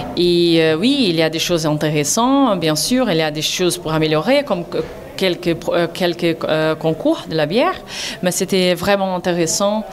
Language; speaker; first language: French; non-native, fluent; Portuguese